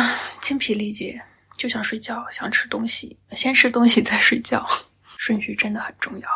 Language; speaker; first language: Chinese; native; Chinese